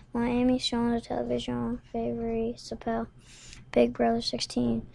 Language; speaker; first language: French; non-native, local second language; English